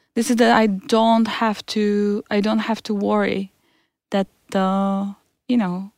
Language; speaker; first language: English; non-native, fluent; Czech